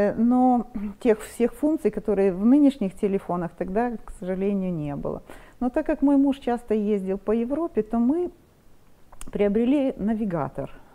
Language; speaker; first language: Russian; non-native, local second language; Romanian